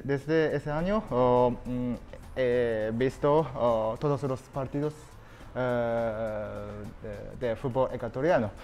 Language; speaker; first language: Spanish; non-native, fluent; Japanese